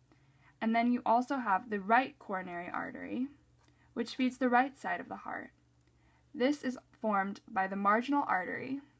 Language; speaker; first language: English; native; English